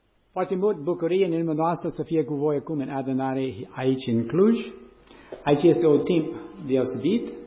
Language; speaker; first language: Romanian; non-native, learner; English